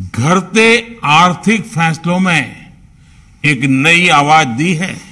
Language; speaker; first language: Hindi; non-native, local second language; Gujarati